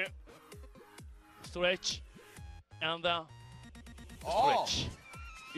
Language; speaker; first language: English; non-native, learner; Japanese